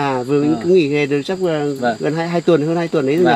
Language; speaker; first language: Vietnamese; native; Vietnamese